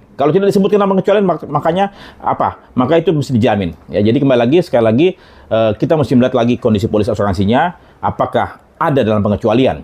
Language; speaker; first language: Indonesian; native; Indonesian